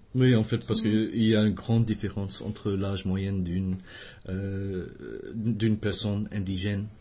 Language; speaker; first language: French; non-native, fluent; English